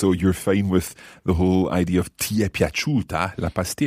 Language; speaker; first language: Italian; non-native, fluent; English